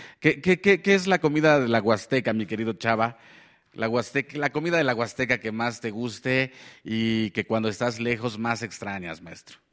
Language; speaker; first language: Spanish; non-native, local second language; Nahuatl languages